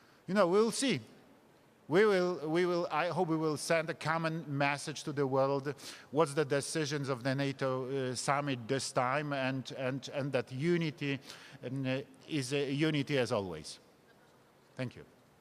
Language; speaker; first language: English; non-native, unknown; Polish